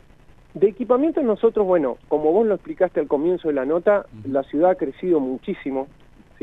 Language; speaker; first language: Spanish; native; Spanish